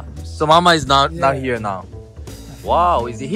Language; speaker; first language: English; non-native, learner; Korean